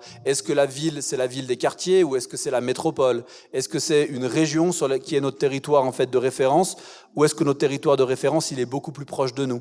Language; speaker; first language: French; native; French